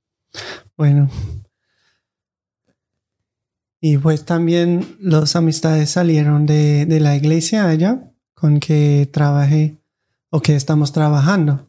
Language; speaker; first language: Spanish; non-native, fluent; English